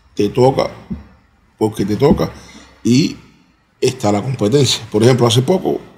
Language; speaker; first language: Spanish; native; Spanish